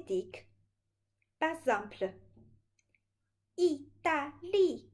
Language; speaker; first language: French; non-native, fluent; Chinese